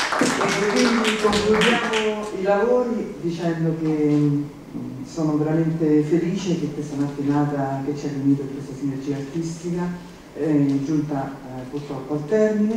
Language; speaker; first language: Italian; native; Italian